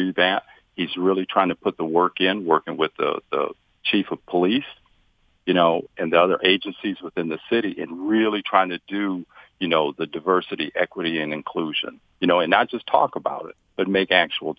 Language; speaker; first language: English; native; English